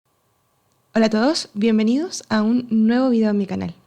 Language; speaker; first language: Spanish; native; Spanish